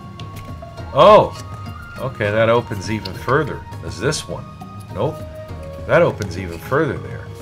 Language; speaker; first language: English; native; English